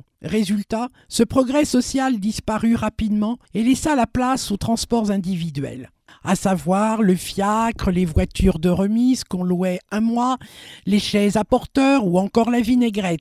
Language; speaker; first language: French; native; French